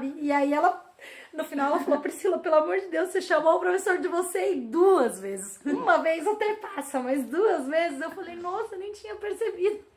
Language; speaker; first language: Portuguese; native; Portuguese